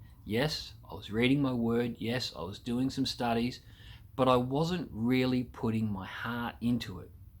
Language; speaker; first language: English; native; English